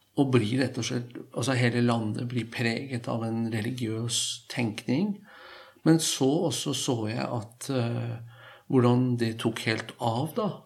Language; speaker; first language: Norwegian; non-native, fluent; Persian